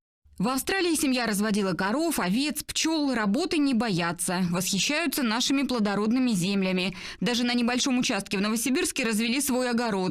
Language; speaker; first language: Russian; native; Russian